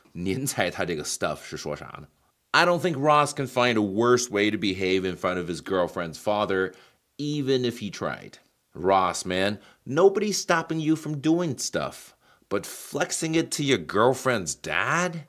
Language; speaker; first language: English; non-native, fluent; Chinese